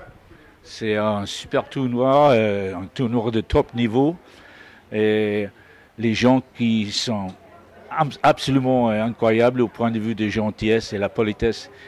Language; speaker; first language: French; non-native, fluent; English